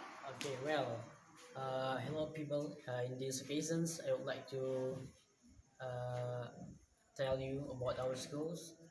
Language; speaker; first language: English; non-native, learner; Indonesian